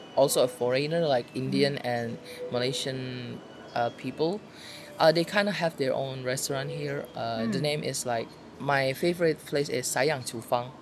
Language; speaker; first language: English; non-native, fluent; Indonesian